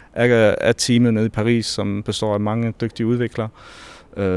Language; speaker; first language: Danish; early bilingual, other home language; French